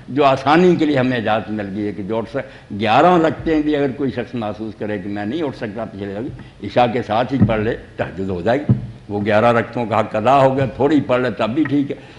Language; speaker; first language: Urdu; non-native, local second language; Punjabi